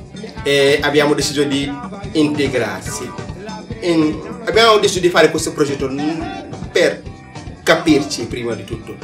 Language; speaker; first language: Italian; non-native, fluent; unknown